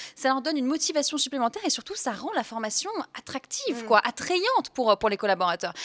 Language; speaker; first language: French; native; French